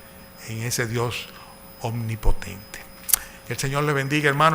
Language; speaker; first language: Spanish; native; Spanish